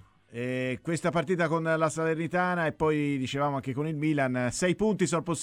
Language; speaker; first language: Italian; native; Italian